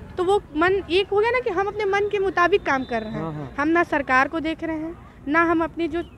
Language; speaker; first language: Hindi; native; Hindi